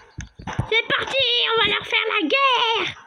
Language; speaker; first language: French; native; French